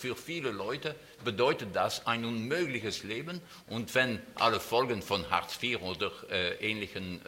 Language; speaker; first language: German; non-native, fluent; French